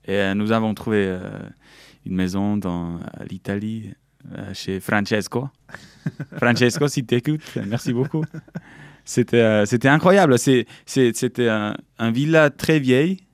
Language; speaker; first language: French; non-native, local second language; German